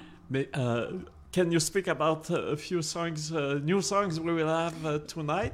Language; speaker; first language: English; non-native, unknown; French